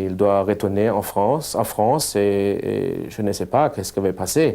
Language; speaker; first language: French; non-native, fluent; German